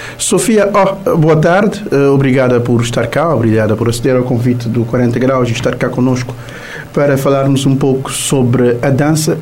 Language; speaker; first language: Portuguese; non-native, local second language; Kabuverdianu